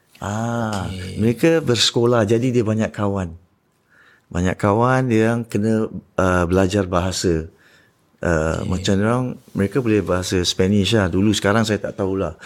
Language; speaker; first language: Malay; native; Malay